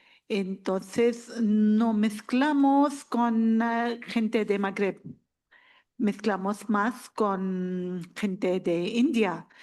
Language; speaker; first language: Spanish; non-native, learner; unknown